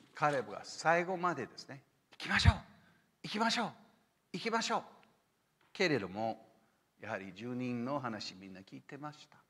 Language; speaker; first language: Japanese; non-native, fluent; English